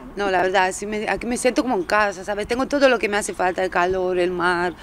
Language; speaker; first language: Spanish; early bilingual, other home language; Romanian